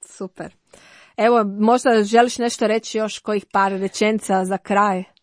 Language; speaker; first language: Croatian; native; Croatian